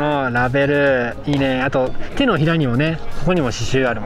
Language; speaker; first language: Japanese; native; Japanese